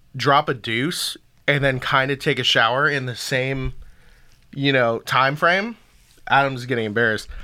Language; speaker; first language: English; early bilingual, other home language; Filipino